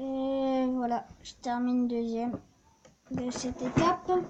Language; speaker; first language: French; native; French